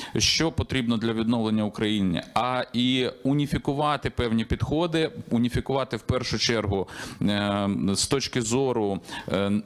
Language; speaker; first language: Ukrainian; native; Ukrainian